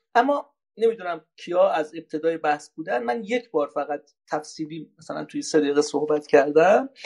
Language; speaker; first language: Persian; native; Persian